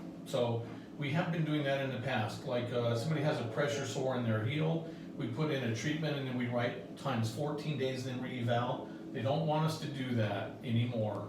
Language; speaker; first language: English; native; English